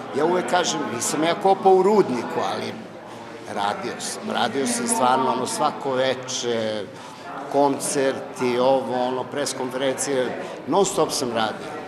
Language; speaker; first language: Serbian; native; Serbian